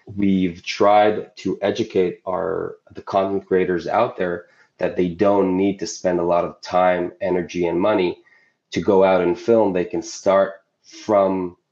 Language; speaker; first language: English; non-native, fluent; Hebrew